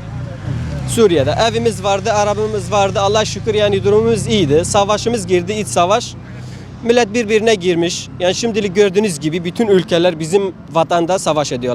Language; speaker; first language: Turkish; non-native, fluent; Arabic